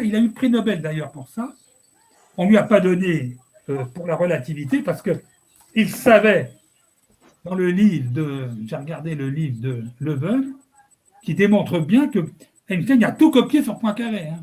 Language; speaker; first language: French; native; French